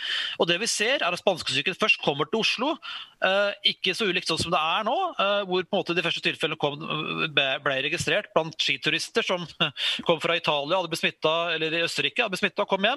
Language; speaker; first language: Norwegian; native; Norwegian